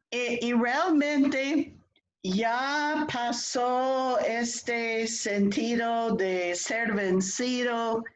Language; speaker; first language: Spanish; non-native, fluent; English